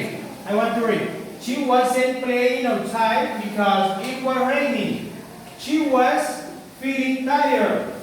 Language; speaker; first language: English; non-native, learner; Spanish